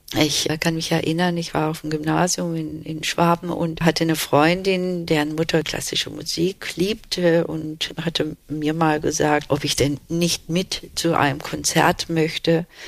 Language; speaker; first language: German; early bilingual, other home language; Turkish